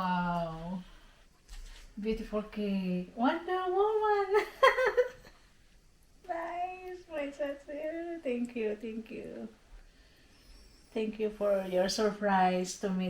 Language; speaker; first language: English; non-native, learner; Cebuano